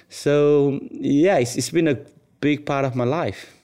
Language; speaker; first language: English; non-native, local second language; Nepali